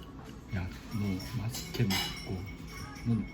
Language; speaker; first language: Korean; non-native, learner; Japanese